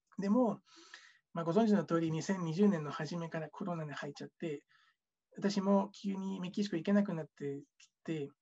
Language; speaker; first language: Japanese; non-native, fluent; Spanish